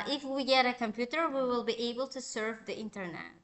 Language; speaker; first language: English; non-native, fluent; Uzbek